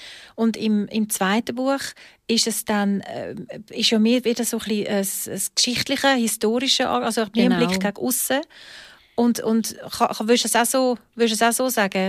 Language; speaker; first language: German; native; German